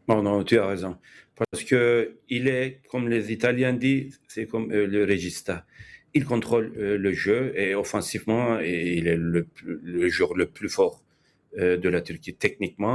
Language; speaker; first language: French; non-native, fluent; Turkish